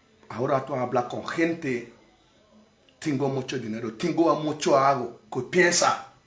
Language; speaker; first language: Spanish; non-native, learner; Bini